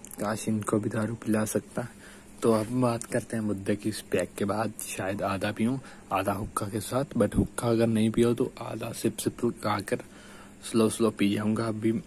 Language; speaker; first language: Hindi; non-native, local second language; Punjabi